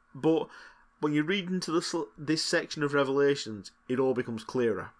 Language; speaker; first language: English; native; English